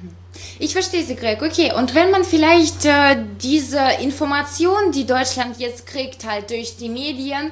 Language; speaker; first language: German; non-native, fluent; Russian